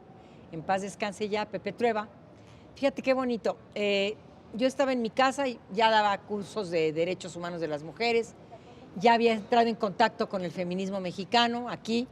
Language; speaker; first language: Spanish; native; Spanish